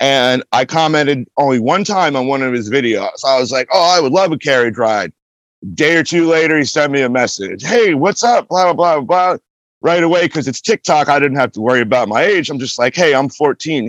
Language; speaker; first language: English; native; English